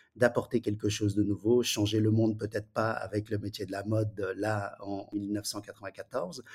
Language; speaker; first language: French; early bilingual, other home language; Wu Chinese